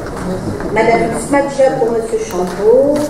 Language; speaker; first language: French; native; French